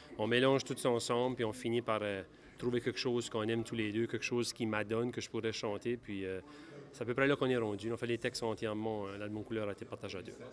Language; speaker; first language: French; native; French